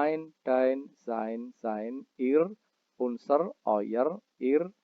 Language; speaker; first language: German; non-native, fluent; Indonesian